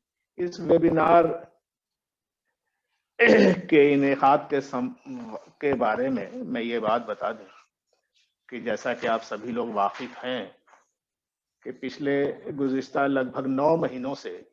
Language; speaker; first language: Urdu; native; Urdu